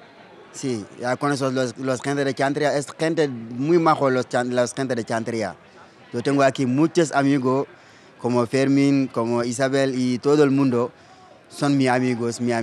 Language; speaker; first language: Spanish; non-native, learner; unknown